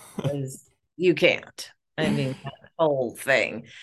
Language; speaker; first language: English; native; English